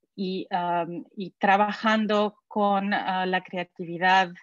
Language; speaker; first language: Spanish; native; Spanish